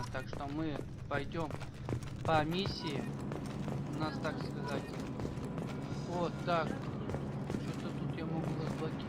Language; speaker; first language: Russian; native; Russian